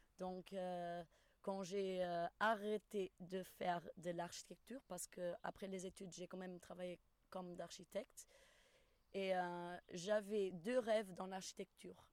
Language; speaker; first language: French; non-native, fluent; Portuguese